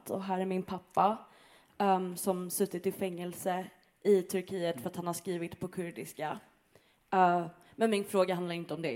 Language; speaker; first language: Swedish; early bilingual, other home language; Kurdish